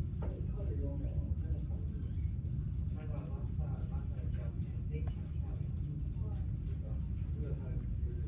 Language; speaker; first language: Chinese; non-native, learner; English